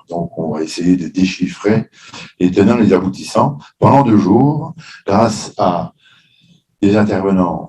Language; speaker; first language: French; native; French